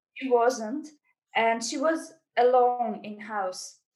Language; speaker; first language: English; non-native, fluent; Ukrainian